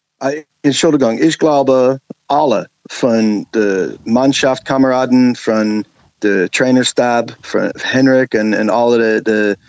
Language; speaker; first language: German; non-native, learner; English